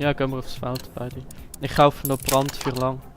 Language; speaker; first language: German; native; German